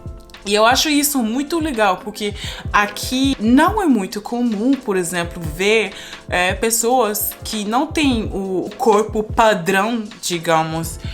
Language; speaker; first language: Portuguese; non-native, fluent; Spanish